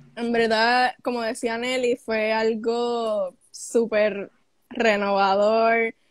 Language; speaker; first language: Spanish; early bilingual, other home language; English